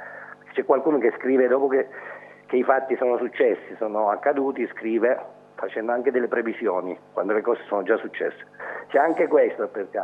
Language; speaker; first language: Italian; native; Italian